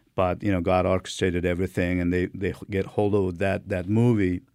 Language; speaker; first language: English; non-native, fluent; Turkmen